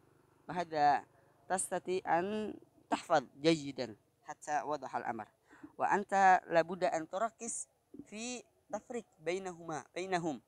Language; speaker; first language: Arabic; non-native, fluent; Indonesian